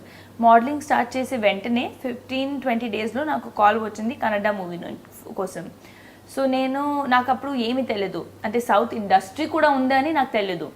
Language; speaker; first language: Telugu; non-native, fluent; Hindi